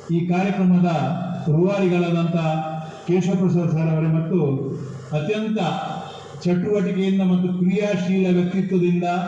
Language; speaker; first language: Kannada; non-native, local second language; Tulu